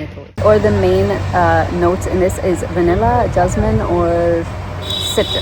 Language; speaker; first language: Hindi; non-native, learner; English